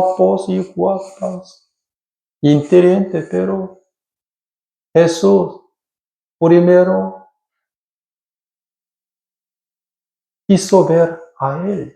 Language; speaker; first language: Spanish; non-native, learner; Korean